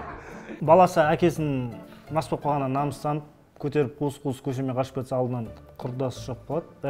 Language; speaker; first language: Kazakh; native; Kazakh